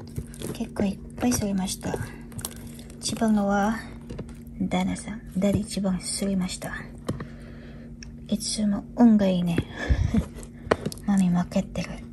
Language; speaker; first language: Japanese; non-native, learner; Filipino